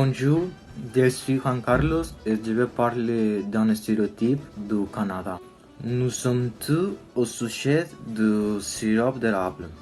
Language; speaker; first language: French; non-native, learner; Spanish